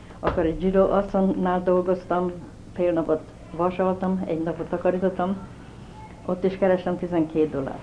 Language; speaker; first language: Hungarian; native; Hungarian